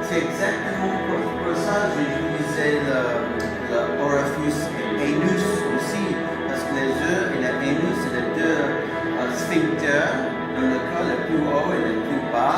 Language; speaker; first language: French; non-native, learner; English